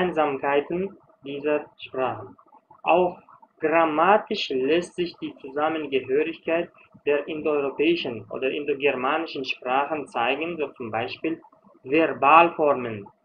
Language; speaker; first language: German; non-native, fluent; Uzbek